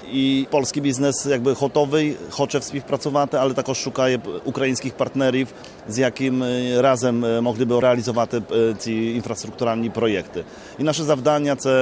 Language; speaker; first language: Polish; non-native, learner; Ukrainian